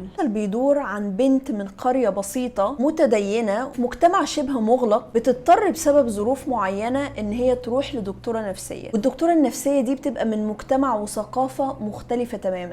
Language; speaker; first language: Arabic; native; Arabic